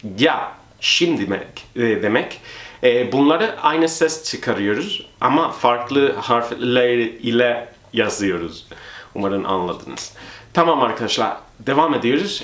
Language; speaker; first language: Turkish; non-native, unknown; Spanish